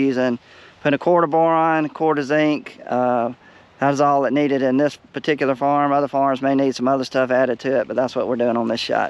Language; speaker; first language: English; native; English